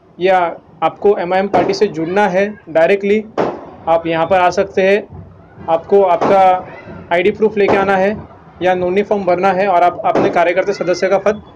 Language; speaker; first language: Hindi; non-native, local second language; Urdu